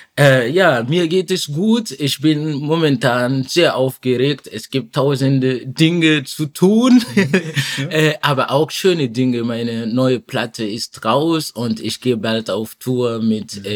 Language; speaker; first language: German; non-native, fluent; French